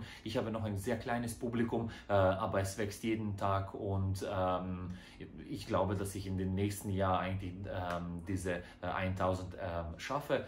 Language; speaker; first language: German; non-native, fluent; Croatian